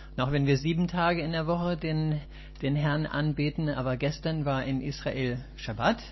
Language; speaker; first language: German; native; German